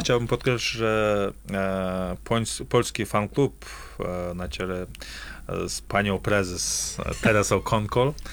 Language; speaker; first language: Polish; non-native, fluent; Kazakh